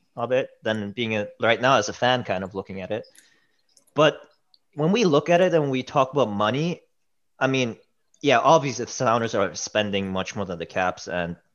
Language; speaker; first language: English; early bilingual, other home language; German